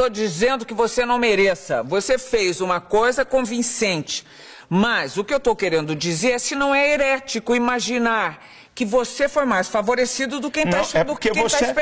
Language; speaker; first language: Portuguese; native; Portuguese